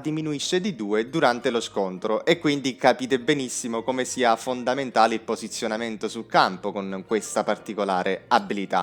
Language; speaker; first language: Italian; native; Italian